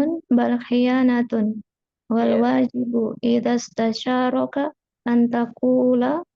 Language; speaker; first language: Arabic; non-native, fluent; Indonesian